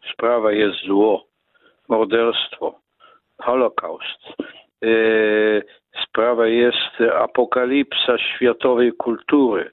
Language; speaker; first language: Polish; non-native, fluent; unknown